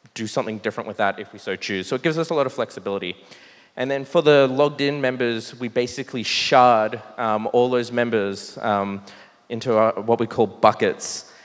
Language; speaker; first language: English; native; English